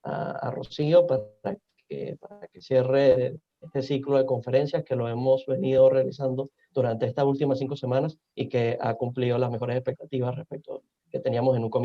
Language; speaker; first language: Spanish; native; Spanish